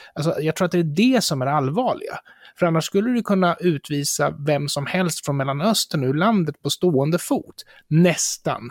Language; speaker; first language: Swedish; native; Swedish